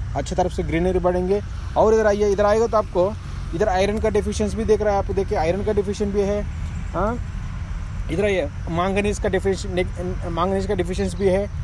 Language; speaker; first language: Hindi; non-native, local second language; Telugu